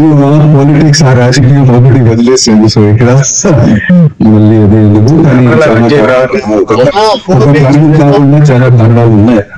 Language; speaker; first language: Telugu; non-native, fluent; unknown